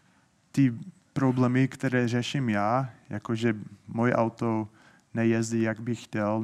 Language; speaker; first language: Czech; non-native, fluent; English